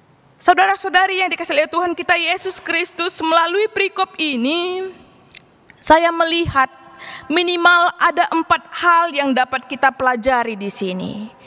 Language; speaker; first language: Indonesian; native; Indonesian